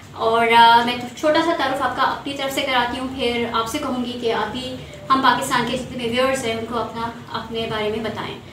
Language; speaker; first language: Urdu; native; Urdu